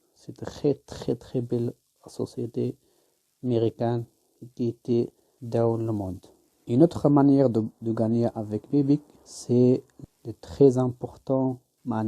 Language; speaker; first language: French; non-native, learner; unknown